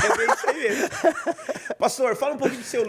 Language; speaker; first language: Portuguese; native; Portuguese